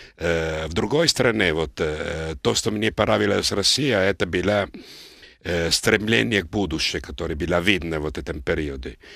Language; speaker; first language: Russian; non-native, fluent; Italian